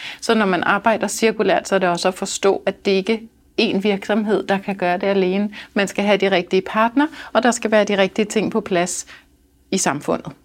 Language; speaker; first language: Danish; native; Danish